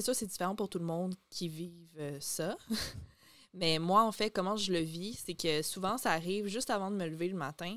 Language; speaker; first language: French; native; French